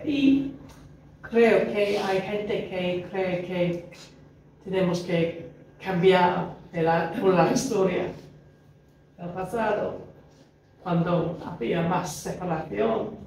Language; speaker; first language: Spanish; non-native, fluent; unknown